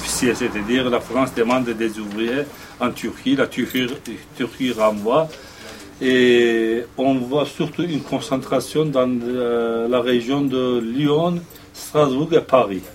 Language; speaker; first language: French; non-native, fluent; Kurdish